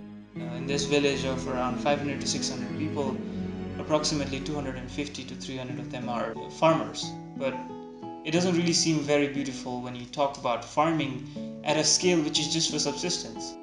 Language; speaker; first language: English; non-native, local second language; Nepali